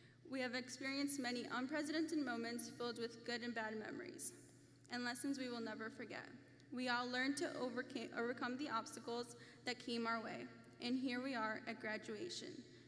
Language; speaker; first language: English; early bilingual, other home language; Spanish